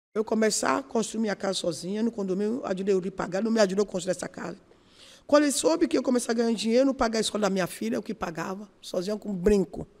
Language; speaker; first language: Portuguese; non-native, learner; Yoruba